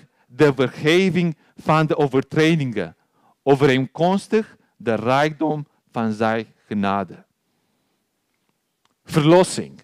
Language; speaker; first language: Dutch; non-native, learner; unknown